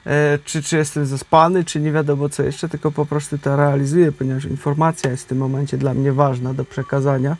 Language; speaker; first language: Polish; native; Polish